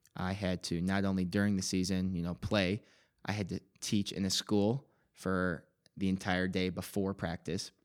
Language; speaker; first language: English; native; English